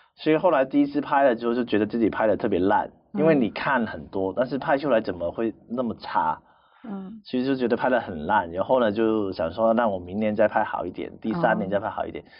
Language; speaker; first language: Chinese; non-native, local second language; Cantonese